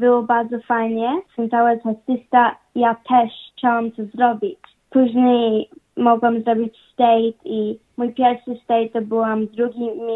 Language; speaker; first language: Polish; early bilingual, heritage; English